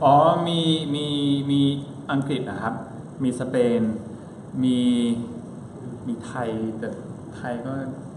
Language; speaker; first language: Thai; early bilingual, other home language; Spanish